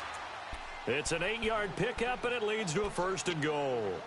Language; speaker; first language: English; native; English